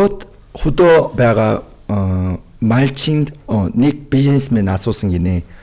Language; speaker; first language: Mongolian; non-native, fluent; Korean